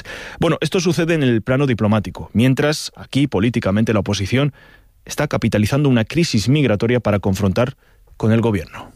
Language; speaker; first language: Spanish; native; Spanish